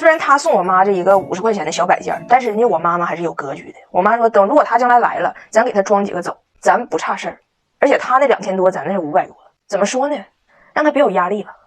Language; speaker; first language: Chinese; native; Chinese